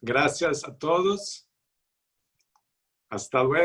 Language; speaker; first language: Spanish; non-native, fluent; Portuguese